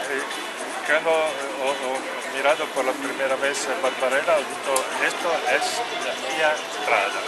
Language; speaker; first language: Spanish; non-native, learner; Italian